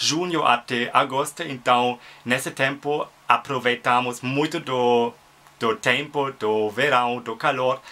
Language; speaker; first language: Portuguese; non-native, fluent; German